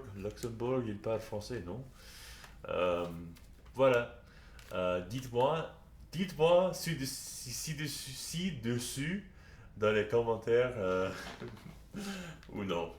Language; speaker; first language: French; non-native, learner; English